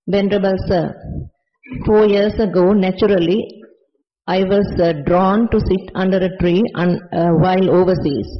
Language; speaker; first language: English; non-native, local second language; Sinhala